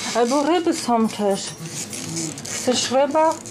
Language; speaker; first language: Polish; early bilingual, heritage; Polish